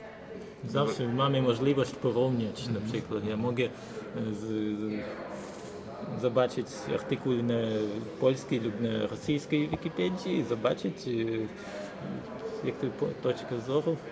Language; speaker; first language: Polish; non-native, learner; Ukrainian